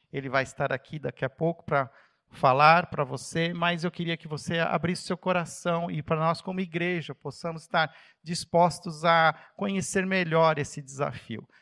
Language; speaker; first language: Portuguese; native; Portuguese